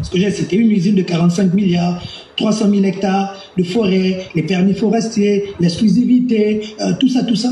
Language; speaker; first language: French; native; French